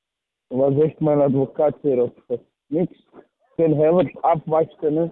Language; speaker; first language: Dutch; non-native, fluent; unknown